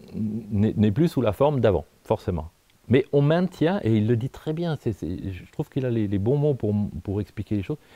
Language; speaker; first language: French; native; French